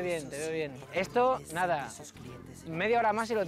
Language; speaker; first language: Spanish; native; Spanish